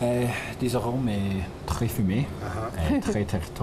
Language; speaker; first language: French; non-native, learner; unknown